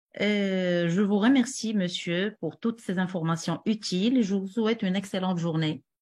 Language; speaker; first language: French; non-native, local second language; Arabic